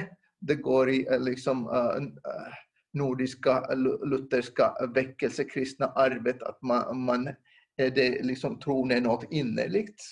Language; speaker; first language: Swedish; non-native, local second language; Finnish